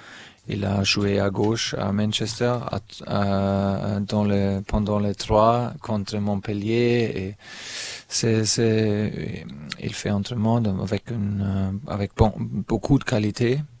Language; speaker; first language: French; non-native, learner; German